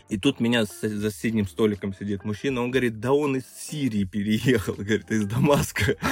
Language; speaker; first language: Russian; native; Russian